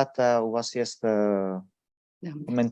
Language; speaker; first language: Russian; non-native, learner; English